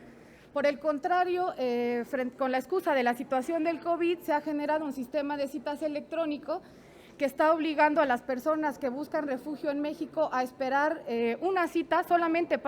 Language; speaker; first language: Spanish; native; Spanish